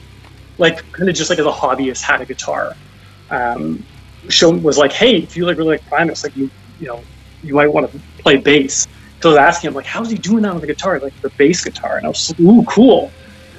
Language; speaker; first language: English; native; English